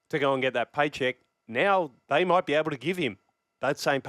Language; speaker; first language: English; native; English